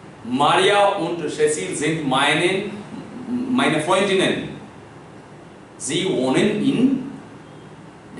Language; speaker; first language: German; non-native, learner; Hindi